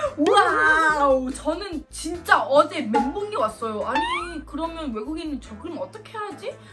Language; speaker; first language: Korean; non-native, fluent; Thai